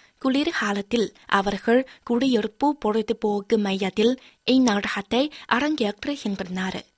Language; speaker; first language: Tamil; non-native, fluent; Chinese